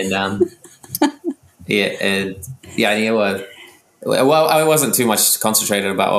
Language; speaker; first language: English; early bilingual, other home language; Arabic